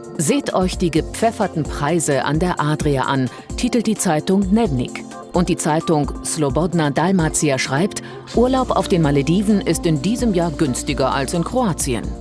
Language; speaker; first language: German; native; German